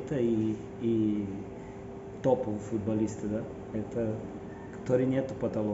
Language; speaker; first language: Russian; non-native, fluent; Portuguese